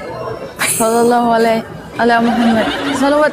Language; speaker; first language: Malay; non-native, learner; Turkish